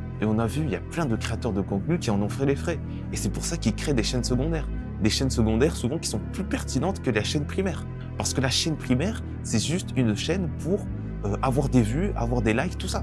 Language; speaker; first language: French; native; French